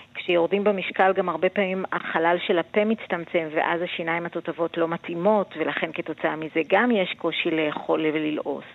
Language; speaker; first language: Hebrew; native; Hebrew